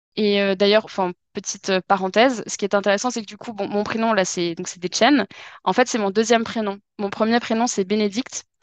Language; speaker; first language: French; native; French